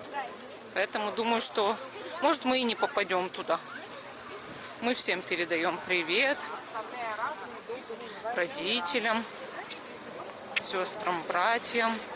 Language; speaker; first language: Russian; native; Russian